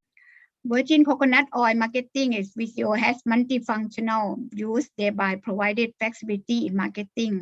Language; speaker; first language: English; non-native, learner; Thai